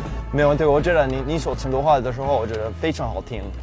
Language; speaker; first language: Chinese; non-native, fluent; English